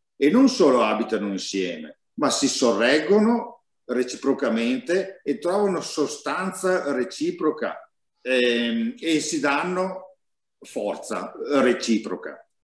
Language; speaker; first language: Italian; native; Italian